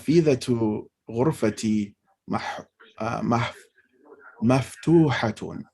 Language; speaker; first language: Arabic; non-native, fluent; English